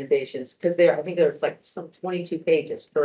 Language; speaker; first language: English; native; English